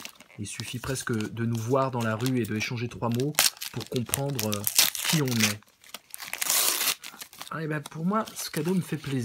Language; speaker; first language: French; native; French